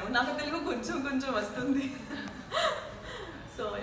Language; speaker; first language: Telugu; non-native, learner; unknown